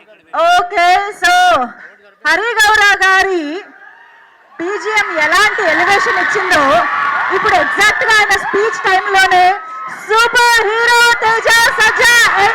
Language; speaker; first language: Telugu; native; Telugu